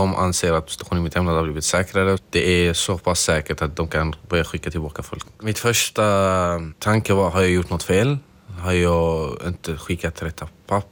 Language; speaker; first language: Swedish; non-native, fluent; Arabic